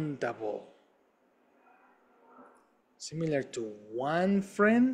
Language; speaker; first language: English; non-native, fluent; Spanish